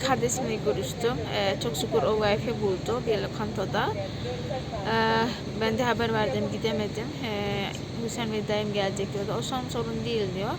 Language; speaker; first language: Turkish; non-native, learner; Indonesian